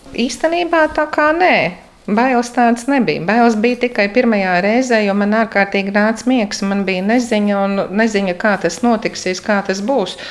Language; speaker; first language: Latvian; native; Latvian